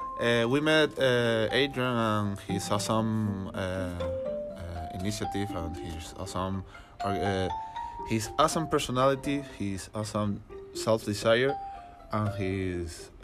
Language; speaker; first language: English; non-native, learner; Spanish